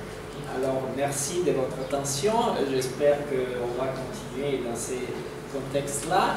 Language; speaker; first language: French; non-native, fluent; Italian